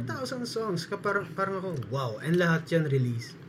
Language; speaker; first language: English; non-native, local second language; Filipino